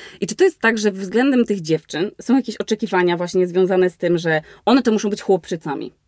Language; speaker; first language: Polish; native; Polish